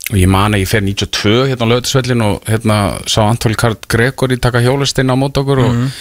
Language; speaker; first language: Icelandic; native; Icelandic